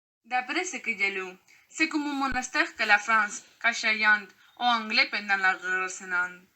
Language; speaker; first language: French; non-native, learner; Spanish